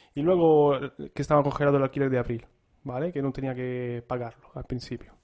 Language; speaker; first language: Spanish; non-native, fluent; Italian